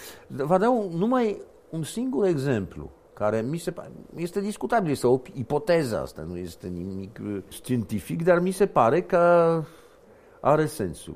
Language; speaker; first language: Romanian; non-native, fluent; Polish